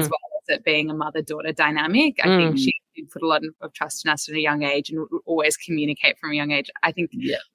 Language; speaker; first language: English; native; English